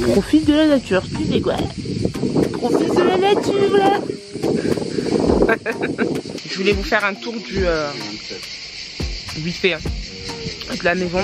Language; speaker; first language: French; native; French